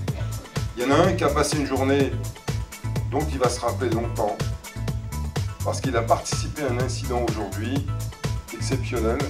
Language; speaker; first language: French; native; French